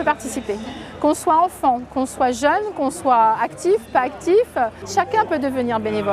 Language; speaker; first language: French; native; French